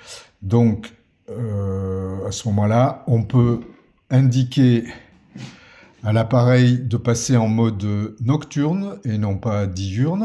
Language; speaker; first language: French; native; French